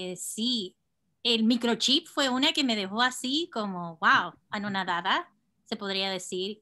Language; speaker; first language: Spanish; native; Spanish